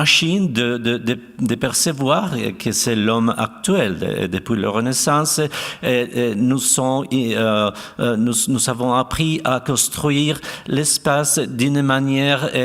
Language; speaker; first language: French; non-native, fluent; Spanish